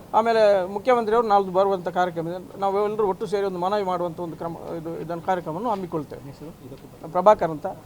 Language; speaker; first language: Kannada; non-native, local second language; Tulu